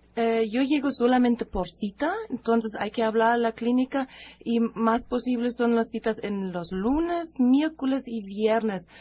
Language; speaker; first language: Spanish; non-native, fluent; German